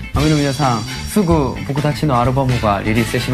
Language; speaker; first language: Japanese; non-native, learner; Korean